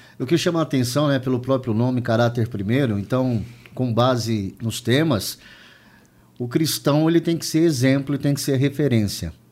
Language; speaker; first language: Portuguese; native; Portuguese